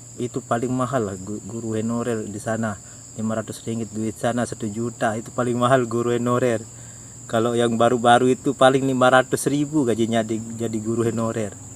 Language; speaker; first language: Indonesian; native; Indonesian